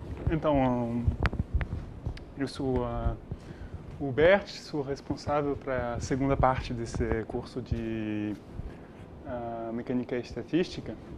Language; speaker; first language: Portuguese; non-native, learner; French